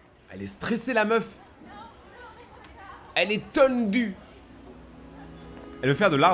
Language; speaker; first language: French; native; French